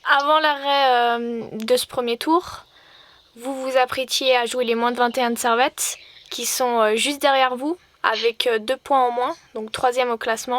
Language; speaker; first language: French; native; French